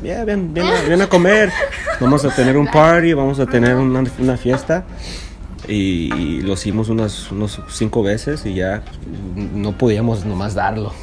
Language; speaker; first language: Spanish; early bilingual, heritage; Spanish